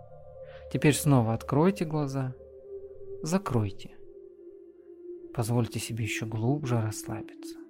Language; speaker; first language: Russian; native; Russian